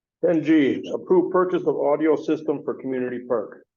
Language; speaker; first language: English; native; English